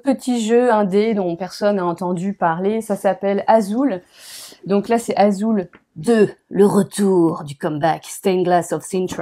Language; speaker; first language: French; native; French